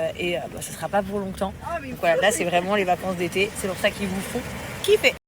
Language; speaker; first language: French; early bilingual, other home language; English